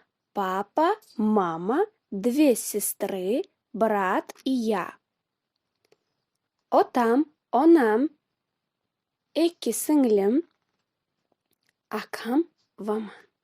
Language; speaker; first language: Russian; non-native, fluent; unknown